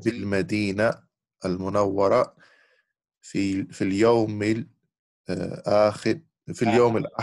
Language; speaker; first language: Arabic; non-native, learner; English